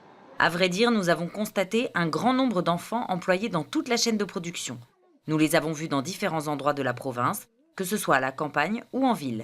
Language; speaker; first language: French; native; French